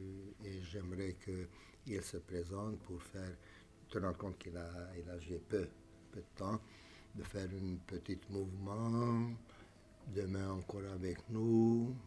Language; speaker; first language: French; non-native, fluent; Romanian